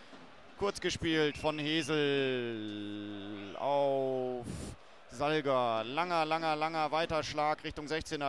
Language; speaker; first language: German; native; German